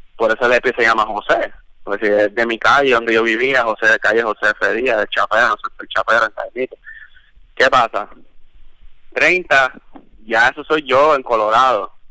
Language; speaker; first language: Spanish; early bilingual, heritage; Spanish